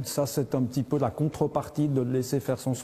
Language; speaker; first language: French; native; French